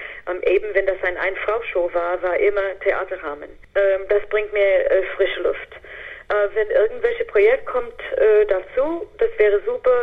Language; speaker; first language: German; non-native, fluent; English